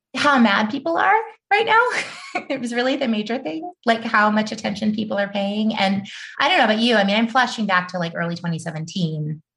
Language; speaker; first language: English; native; English